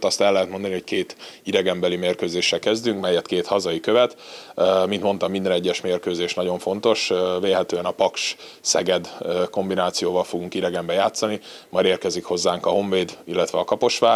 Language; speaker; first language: Hungarian; native; Hungarian